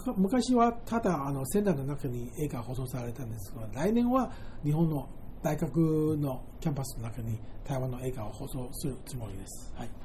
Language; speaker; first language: Japanese; non-native, fluent; Chinese